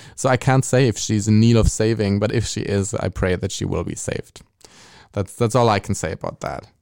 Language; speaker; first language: English; non-native, fluent; German